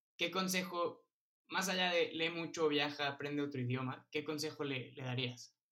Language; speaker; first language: Spanish; native; Spanish